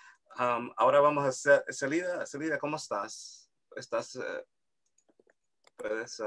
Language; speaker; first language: Spanish; early bilingual, heritage; Spanish